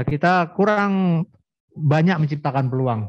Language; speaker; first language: Indonesian; native; Indonesian